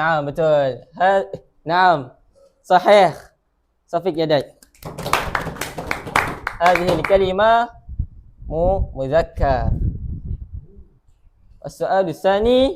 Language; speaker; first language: Arabic; non-native, learner; Malay